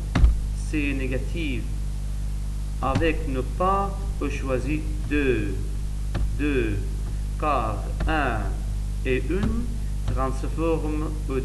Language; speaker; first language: French; non-native, learner; Arabic